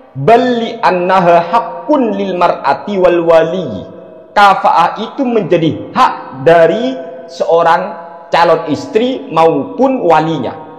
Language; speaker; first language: Indonesian; non-native, local second language; Madurese